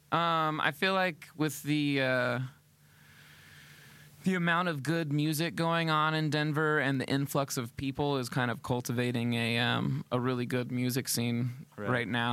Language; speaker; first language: English; native; English